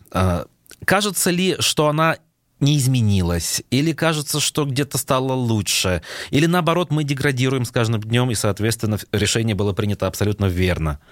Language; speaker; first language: Russian; native; Russian